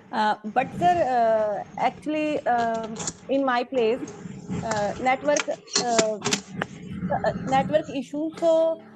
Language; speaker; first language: English; non-native, learner; Punjabi